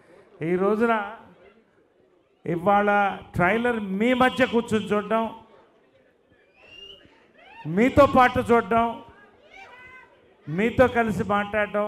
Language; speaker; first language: Telugu; native; Telugu